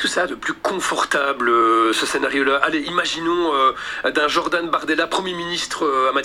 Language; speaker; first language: French; native; French